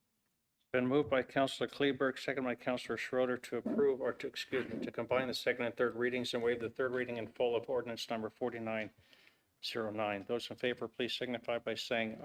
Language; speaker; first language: English; native; English